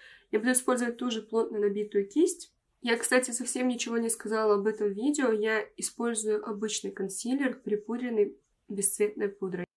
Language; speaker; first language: Russian; native; Russian